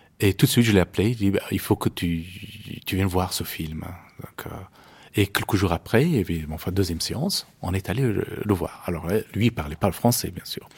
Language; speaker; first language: French; non-native, fluent; Persian